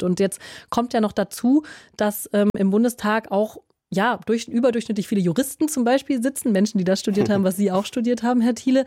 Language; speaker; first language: German; native; German